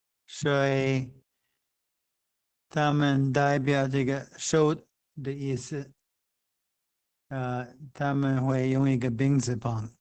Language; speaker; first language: Chinese; non-native, fluent; English